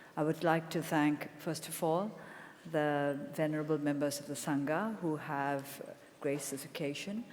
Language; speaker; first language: English; non-native, fluent; Burmese